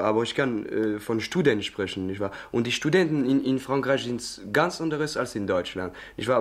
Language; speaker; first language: German; non-native, learner; French